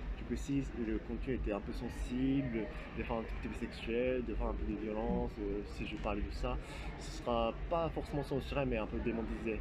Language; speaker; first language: French; non-native, fluent; Japanese